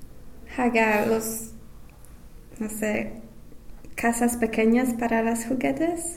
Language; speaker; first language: Spanish; non-native, learner; English